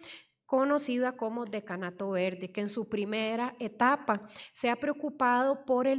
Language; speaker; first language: Spanish; native; Spanish